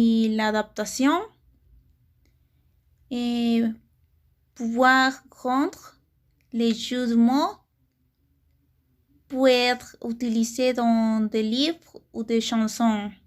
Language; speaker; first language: French; non-native, learner; Spanish